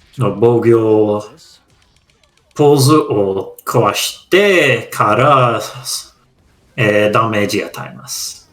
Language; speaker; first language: Japanese; non-native, fluent; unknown